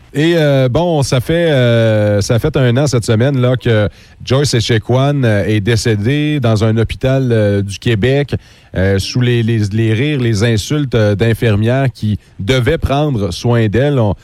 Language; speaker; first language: French; native; French